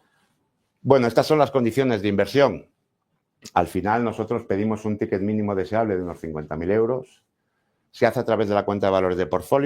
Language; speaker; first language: Spanish; native; Spanish